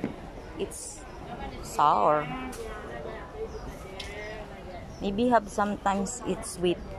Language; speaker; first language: English; non-native, local second language; Filipino